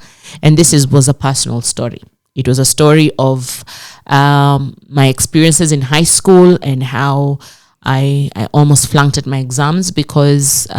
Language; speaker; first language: English; non-native, local second language; Swahili